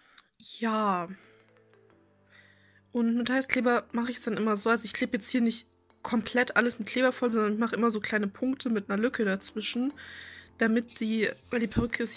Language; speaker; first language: German; native; German